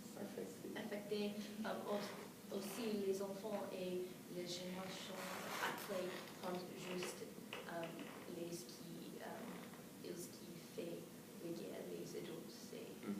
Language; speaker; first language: French; non-native, fluent; English